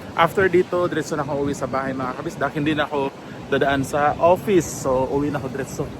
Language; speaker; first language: Filipino; non-native, local second language; Cebuano